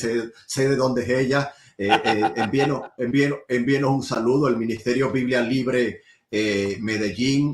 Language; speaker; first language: Spanish; native; Spanish